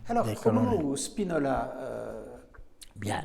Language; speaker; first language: French; native; French